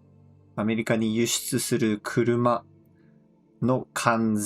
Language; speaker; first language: Japanese; non-native, fluent; English